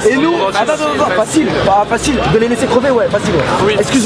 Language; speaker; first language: French; native; French